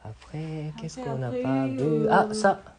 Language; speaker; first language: French; non-native, learner; Japanese